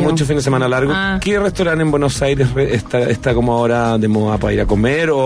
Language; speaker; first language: Spanish; native; Spanish